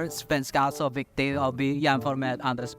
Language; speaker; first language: Swedish; non-native, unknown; Filipino